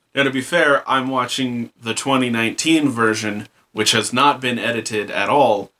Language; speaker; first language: English; native; English